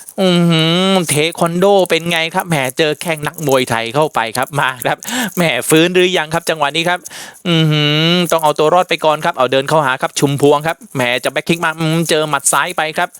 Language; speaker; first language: Thai; native; Thai